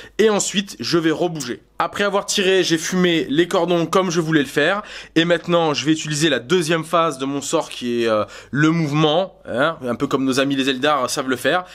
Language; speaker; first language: French; native; French